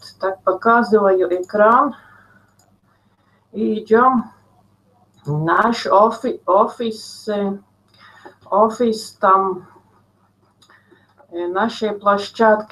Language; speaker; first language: Russian; non-native, local second language; Latvian